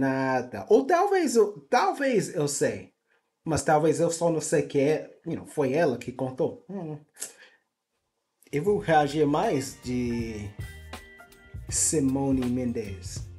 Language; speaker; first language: Portuguese; non-native, learner; English